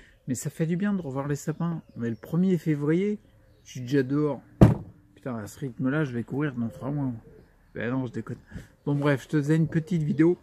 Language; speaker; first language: French; native; French